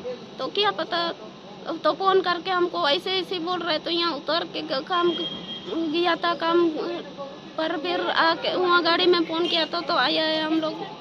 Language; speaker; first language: Hindi; non-native, local second language; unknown